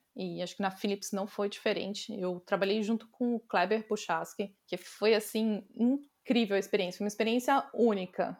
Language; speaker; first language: Portuguese; native; Portuguese